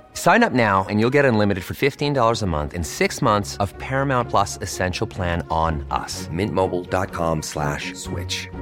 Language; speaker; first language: English; native; English